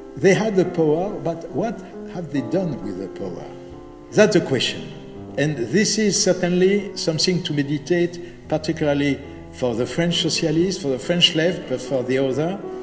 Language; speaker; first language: English; non-native, fluent; French